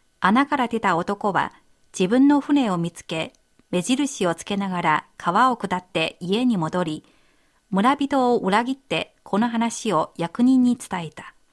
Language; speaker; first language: Japanese; native; Japanese